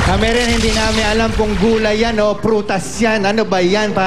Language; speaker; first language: Filipino; native; Filipino